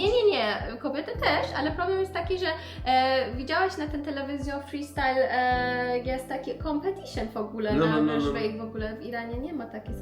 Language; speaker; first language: Polish; non-native, learner; Persian